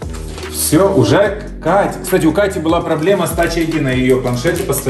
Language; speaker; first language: Russian; native; Russian